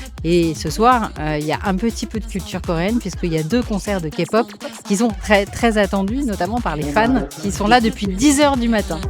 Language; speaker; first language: French; native; French